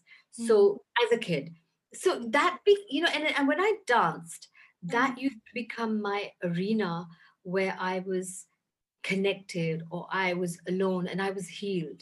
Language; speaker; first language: English; native; English